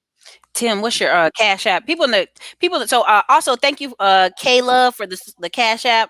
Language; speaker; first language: English; native; English